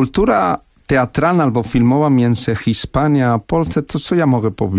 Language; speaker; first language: Polish; non-native, fluent; Spanish